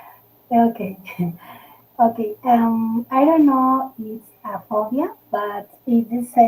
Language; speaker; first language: English; non-native, learner; Spanish